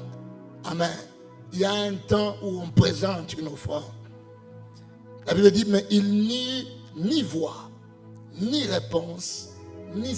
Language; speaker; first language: French; non-native, local second language; Lingala